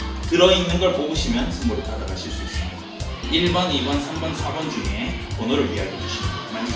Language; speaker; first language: Korean; native; Korean